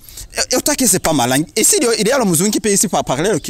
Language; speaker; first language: French; non-native, learner; Rundi